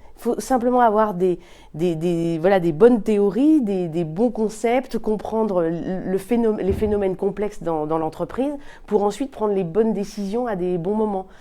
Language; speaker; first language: French; native; French